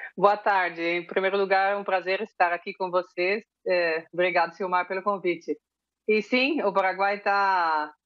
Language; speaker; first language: Portuguese; early bilingual, heritage; Spanish